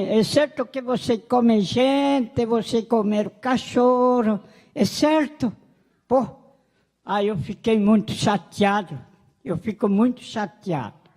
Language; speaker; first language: Portuguese; non-native, local second language; Guarani